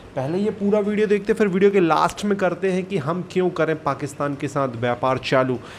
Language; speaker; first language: Hindi; native; Hindi